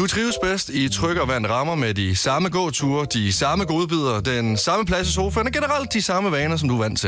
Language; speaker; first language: Danish; native; Danish